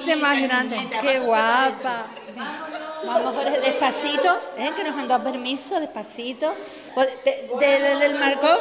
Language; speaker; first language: Spanish; native; Spanish